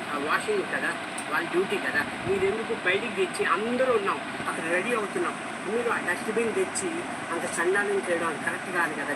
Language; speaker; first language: Telugu; native; Telugu